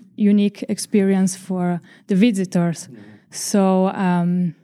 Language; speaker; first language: English; non-native, fluent; Italian